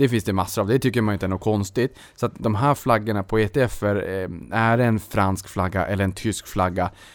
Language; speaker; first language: Swedish; native; Swedish